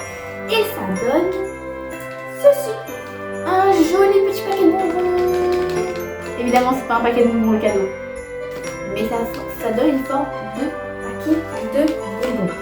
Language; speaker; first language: French; native; French